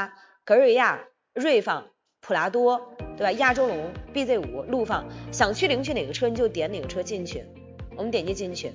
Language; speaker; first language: Chinese; native; Chinese